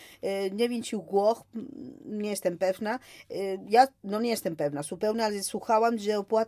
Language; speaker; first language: Polish; non-native, fluent; Spanish